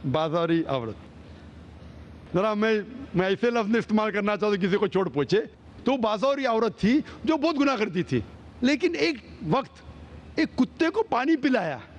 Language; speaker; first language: Hindi; non-native, local second language; Konkani